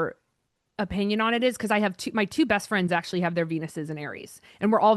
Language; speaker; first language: English; native; English